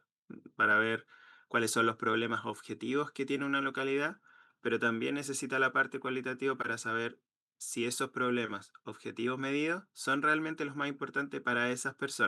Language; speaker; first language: Spanish; native; Spanish